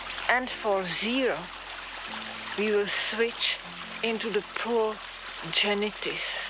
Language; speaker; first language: English; non-native, fluent; Czech